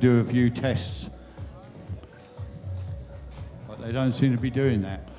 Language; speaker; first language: English; native; English